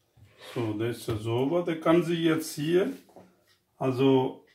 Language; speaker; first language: German; non-native, learner; Urdu